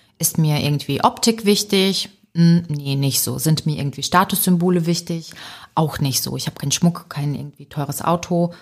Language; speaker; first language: German; early bilingual, other home language; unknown